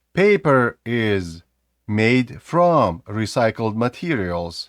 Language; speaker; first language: English; non-native, fluent; Ukrainian